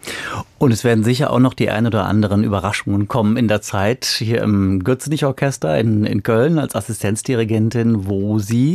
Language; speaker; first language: German; native; German